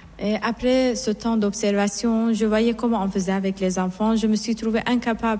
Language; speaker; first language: French; non-native, fluent; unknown